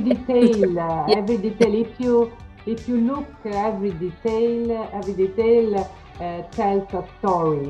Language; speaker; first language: English; non-native, learner; Italian